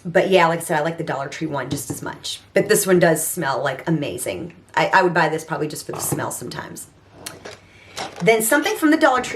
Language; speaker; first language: English; native; English